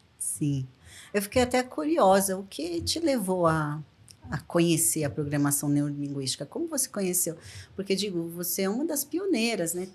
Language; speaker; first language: Portuguese; native; Portuguese